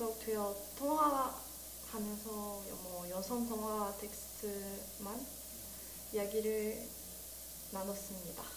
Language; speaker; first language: Korean; early bilingual, heritage; Korean